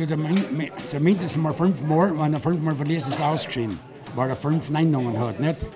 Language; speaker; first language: German; native; German